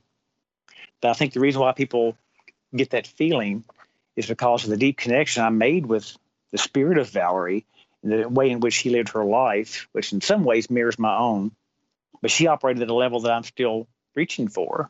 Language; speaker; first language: English; native; English